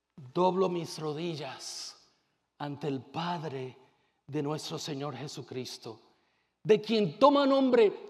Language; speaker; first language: Spanish; native; Spanish